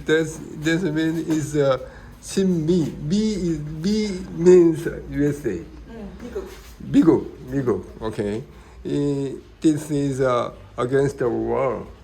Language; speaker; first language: English; non-native, learner; Korean